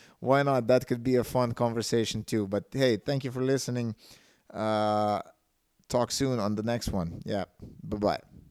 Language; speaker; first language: English; non-native, fluent; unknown